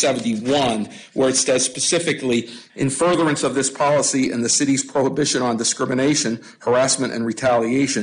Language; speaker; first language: English; native; English